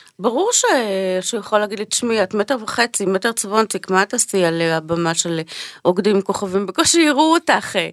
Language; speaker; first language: Hebrew; native; Hebrew